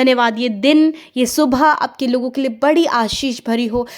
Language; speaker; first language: Hindi; native; Hindi